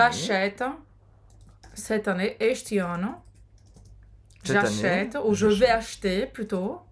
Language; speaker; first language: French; non-native, fluent; Portuguese